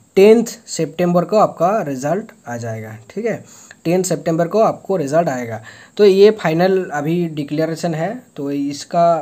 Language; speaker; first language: Hindi; non-native, local second language; Bangla